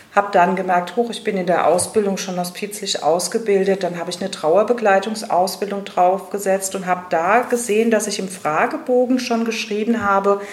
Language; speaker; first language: German; native; German